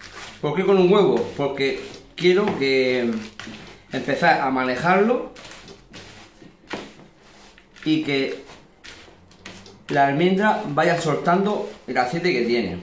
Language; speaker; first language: Spanish; native; Spanish